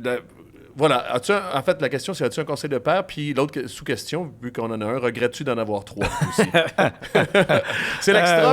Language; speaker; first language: French; native; French